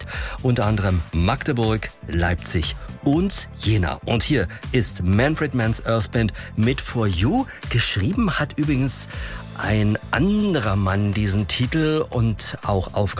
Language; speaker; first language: German; native; German